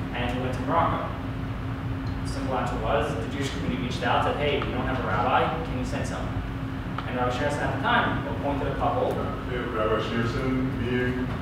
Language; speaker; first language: English; native; English